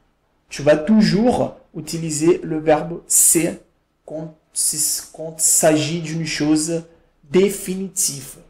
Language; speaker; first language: French; non-native, fluent; Portuguese